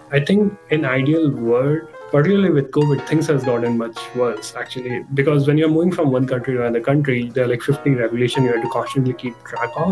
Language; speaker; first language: English; non-native, local second language; Hindi